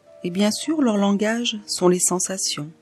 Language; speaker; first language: French; native; French